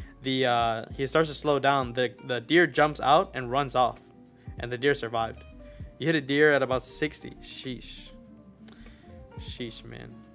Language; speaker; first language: English; early bilingual, other home language; Spanish